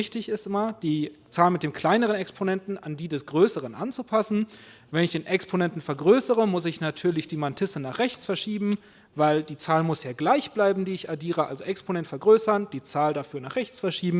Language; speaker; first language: German; native; German